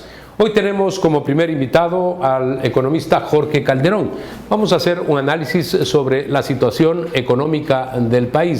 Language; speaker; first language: Spanish; native; Spanish